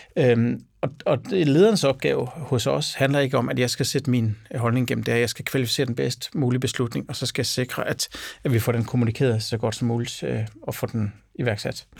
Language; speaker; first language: Danish; native; Danish